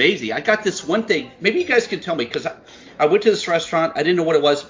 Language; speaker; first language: English; native; English